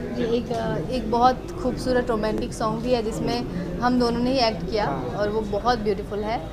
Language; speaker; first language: Hindi; non-native, local second language; Assamese